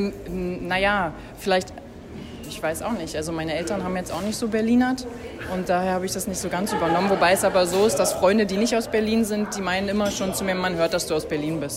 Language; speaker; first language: German; native; German